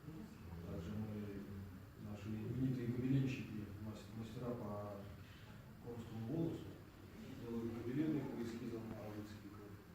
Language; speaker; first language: Russian; native; Russian